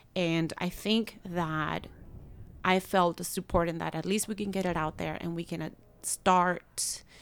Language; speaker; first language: English; early bilingual, other home language; Spanish